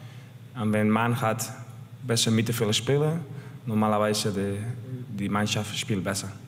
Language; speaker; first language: German; non-native, learner; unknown